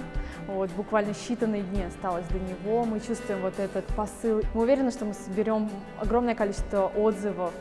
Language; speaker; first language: Russian; native; Russian